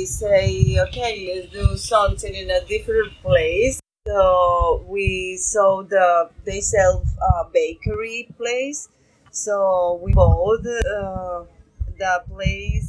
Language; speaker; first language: English; non-native, learner; Spanish